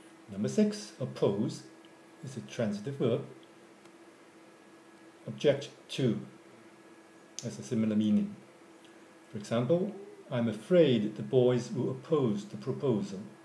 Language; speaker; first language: English; non-native, local second language; Cantonese